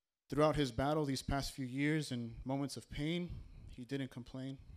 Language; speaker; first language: English; early bilingual, other home language; Spanish